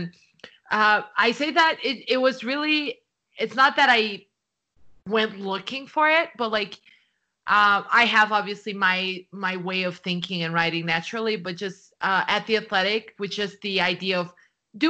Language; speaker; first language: English; non-native, fluent; Portuguese